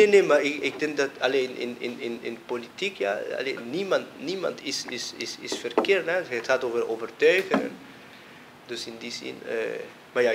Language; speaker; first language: Dutch; non-native, fluent; Spanish